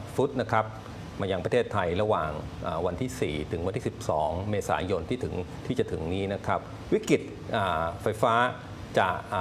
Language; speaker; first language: Thai; native; Thai